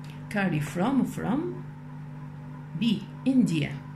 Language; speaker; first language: English; non-native, fluent; Arabic